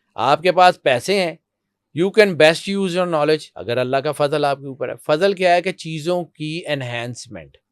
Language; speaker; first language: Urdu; non-native, local second language; Punjabi